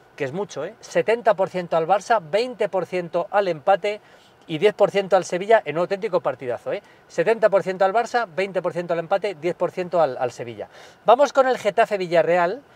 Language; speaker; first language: Spanish; native; Spanish